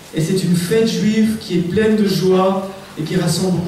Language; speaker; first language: French; native; French